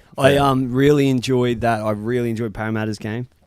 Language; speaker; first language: English; native; English